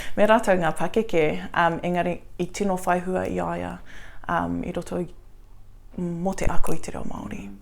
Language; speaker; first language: Māori; non-native, local second language; English